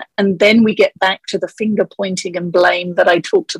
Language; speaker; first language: English; native; English